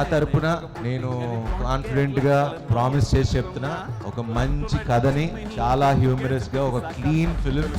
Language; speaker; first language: Telugu; native; Telugu